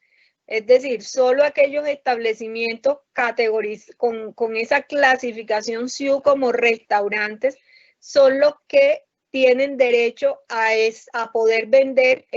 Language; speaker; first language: Spanish; native; Spanish